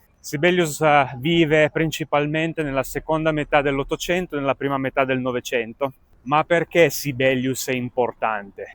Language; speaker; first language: Italian; native; Italian